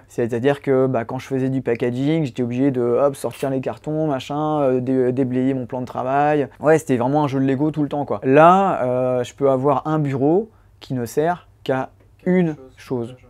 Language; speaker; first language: French; native; French